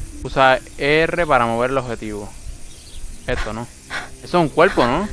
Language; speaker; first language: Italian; non-native, learner; Spanish